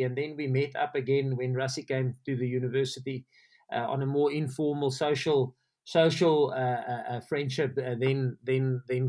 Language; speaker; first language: English; non-native, local second language; Afrikaans